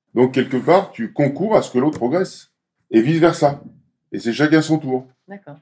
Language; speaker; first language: French; native; French